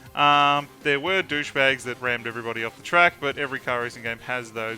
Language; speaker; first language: English; native; English